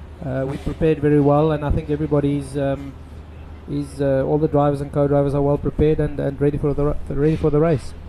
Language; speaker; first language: English; non-native, local second language; Afrikaans